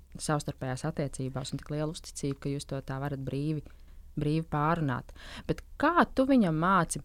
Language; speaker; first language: Latvian; native; Latvian